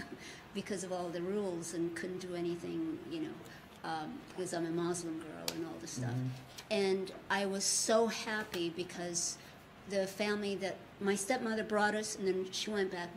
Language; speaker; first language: English; early bilingual, other home language; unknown